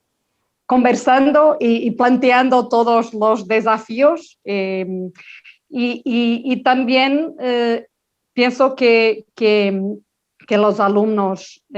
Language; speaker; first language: Spanish; non-native, local second language; Portuguese